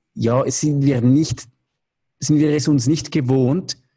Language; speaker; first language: German; native; German